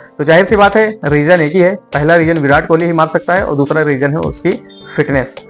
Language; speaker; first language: Hindi; native; Hindi